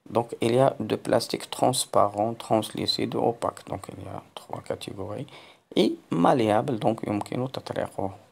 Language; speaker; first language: French; non-native, local second language; Arabic